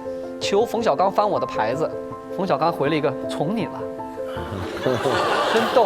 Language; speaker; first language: Chinese; native; Chinese